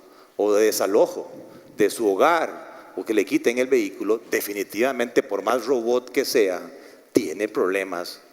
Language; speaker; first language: Spanish; native; Spanish